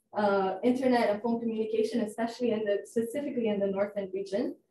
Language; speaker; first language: English; non-native, fluent; Amharic